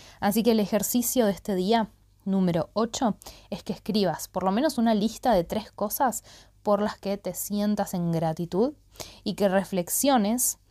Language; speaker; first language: Spanish; native; Spanish